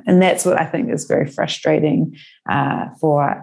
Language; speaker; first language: English; native; English